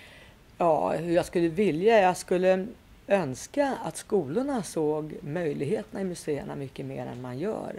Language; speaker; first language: Swedish; native; Swedish